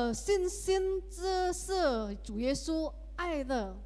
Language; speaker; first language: Chinese; early bilingual, heritage; Indonesian